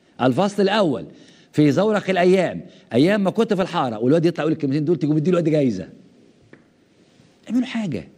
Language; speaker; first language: Arabic; native; Arabic